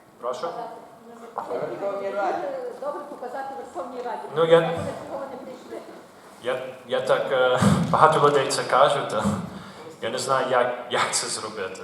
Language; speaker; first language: Ukrainian; early bilingual, heritage; Ukrainian